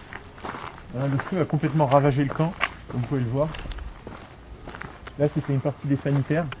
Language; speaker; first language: French; native; French